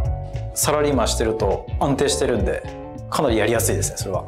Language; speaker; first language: Japanese; native; Japanese